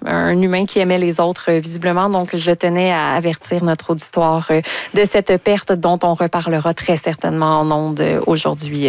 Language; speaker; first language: French; native; French